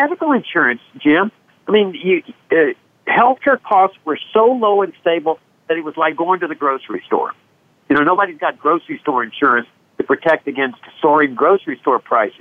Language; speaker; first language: English; native; English